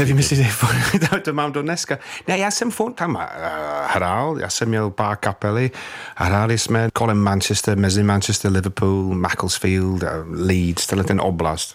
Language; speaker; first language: Czech; non-native, fluent; English